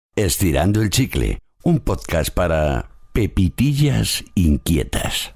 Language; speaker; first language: Spanish; native; Spanish